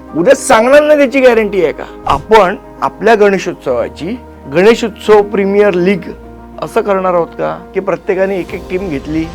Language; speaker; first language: Marathi; native; Marathi